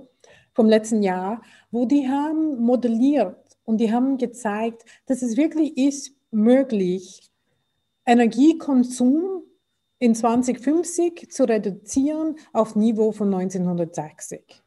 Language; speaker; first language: German; non-native, fluent; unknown